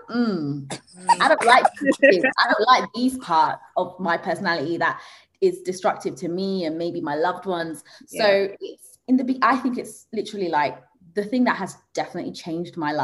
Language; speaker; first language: English; early bilingual, other home language; Swahili